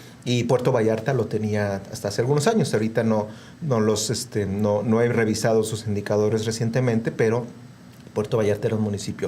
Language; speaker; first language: Spanish; native; Spanish